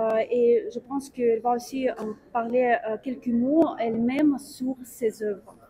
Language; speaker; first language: French; non-native, fluent; Russian